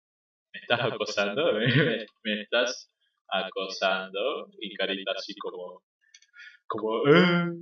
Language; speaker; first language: Spanish; native; Spanish